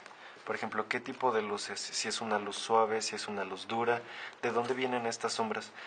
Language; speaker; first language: Spanish; native; Spanish